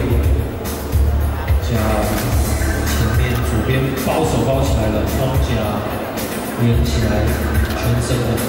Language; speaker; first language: Chinese; native; Chinese